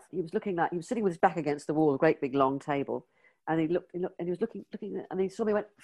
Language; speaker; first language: English; native; English